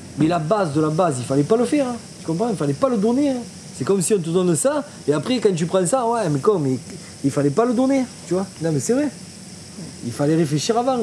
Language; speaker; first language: French; native; French